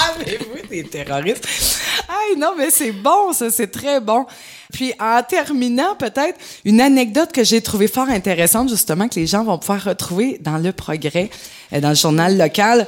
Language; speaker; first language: French; native; French